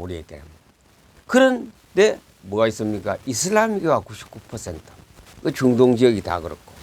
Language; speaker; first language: Korean; native; Korean